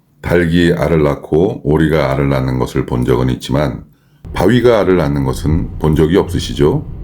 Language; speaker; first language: Korean; native; Korean